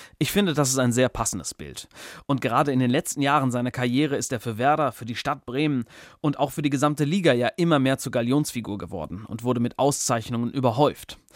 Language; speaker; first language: German; native; German